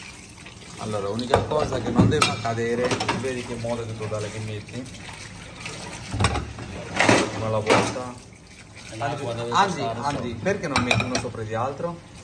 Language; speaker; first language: Italian; non-native, learner; Bangla